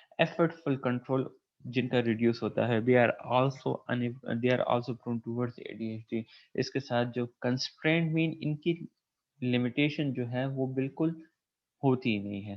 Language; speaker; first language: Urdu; non-native, local second language; Pashto